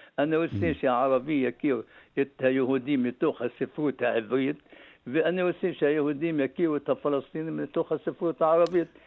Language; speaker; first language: Hebrew; non-native, local second language; Arabic